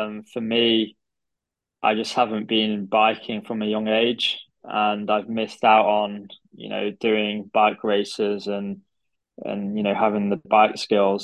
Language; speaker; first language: English; native; English